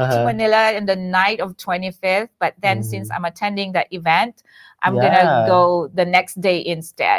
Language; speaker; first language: English; non-native, local second language; Iloko